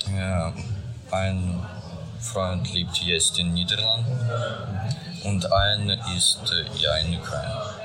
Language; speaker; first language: German; non-native, learner; Ukrainian